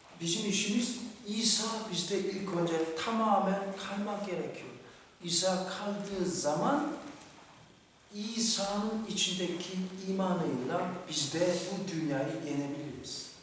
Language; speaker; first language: Turkish; non-native, fluent; Korean